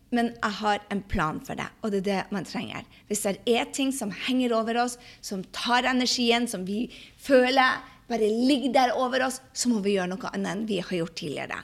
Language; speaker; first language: Norwegian; early bilingual, heritage; Norwegian